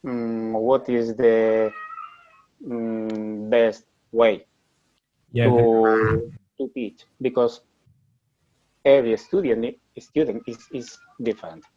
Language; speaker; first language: English; non-native, learner; Spanish